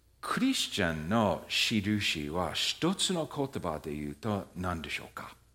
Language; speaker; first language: Japanese; non-native, fluent; English